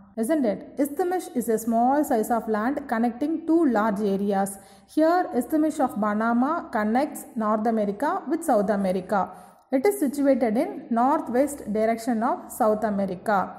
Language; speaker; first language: English; non-native, local second language; Tamil